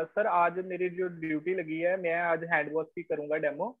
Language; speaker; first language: Hindi; native; Hindi